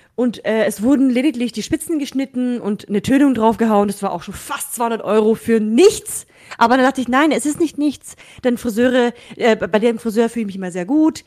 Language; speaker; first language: German; early bilingual, other home language; Russian